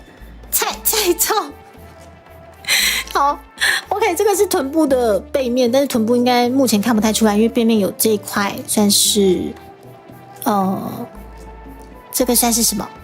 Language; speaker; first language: Chinese; native; Chinese